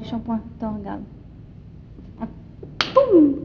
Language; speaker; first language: French; native; French